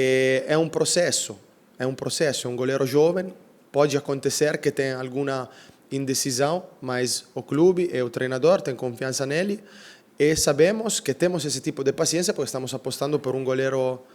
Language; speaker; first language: Portuguese; non-native, fluent; Italian